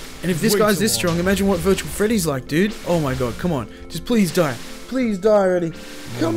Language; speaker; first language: English; native; English